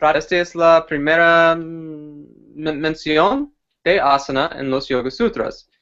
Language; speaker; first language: Spanish; non-native, fluent; English